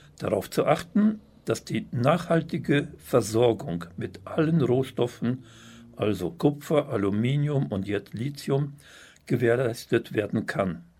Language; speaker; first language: German; native; German